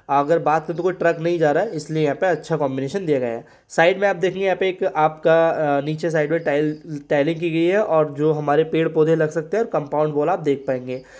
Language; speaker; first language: Hindi; native; Hindi